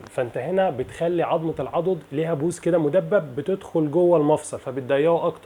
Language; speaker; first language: Arabic; native; Arabic